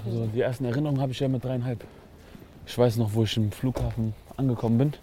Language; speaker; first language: German; early bilingual, other home language; Kurdish